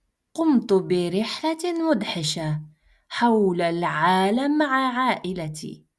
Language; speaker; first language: Arabic; non-native, fluent; Russian